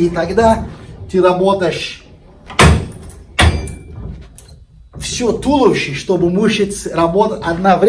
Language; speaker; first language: Russian; non-native, learner; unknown